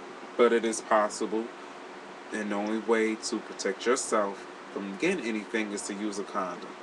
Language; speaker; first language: English; native; English